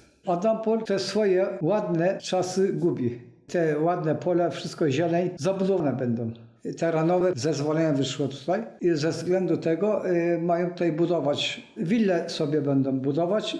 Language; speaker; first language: Polish; early bilingual, heritage; Polish